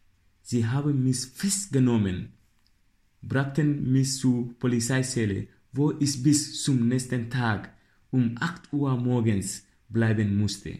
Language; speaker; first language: German; non-native, learner; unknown